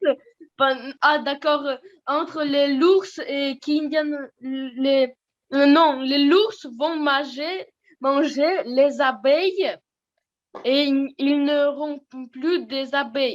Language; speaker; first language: French; non-native, learner; Russian